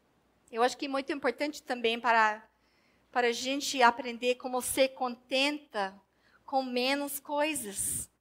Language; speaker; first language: Portuguese; non-native, fluent; English